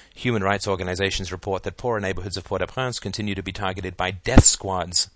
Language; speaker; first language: English; native; English